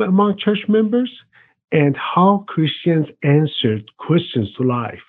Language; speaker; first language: English; non-native, fluent; Persian